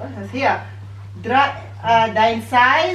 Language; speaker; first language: German; non-native, learner; Filipino